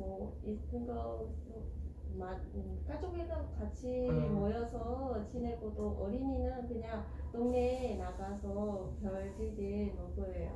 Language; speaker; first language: Korean; non-native, learner; Vietnamese